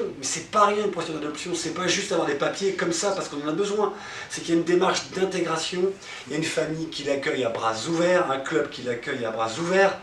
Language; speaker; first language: French; native; French